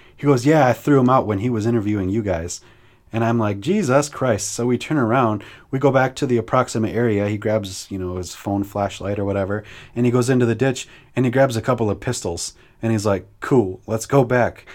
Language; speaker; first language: English; native; English